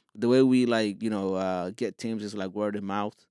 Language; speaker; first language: English; non-native, fluent; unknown